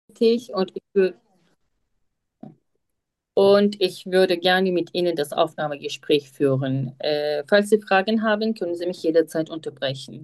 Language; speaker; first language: German; non-native, fluent; Turkish